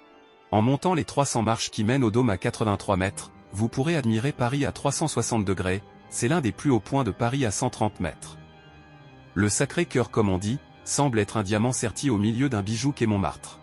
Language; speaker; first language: French; native; French